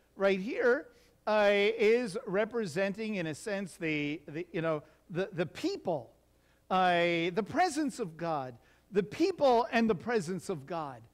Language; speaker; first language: English; native; English